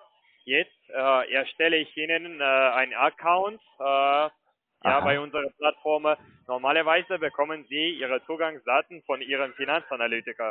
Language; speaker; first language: German; non-native, fluent; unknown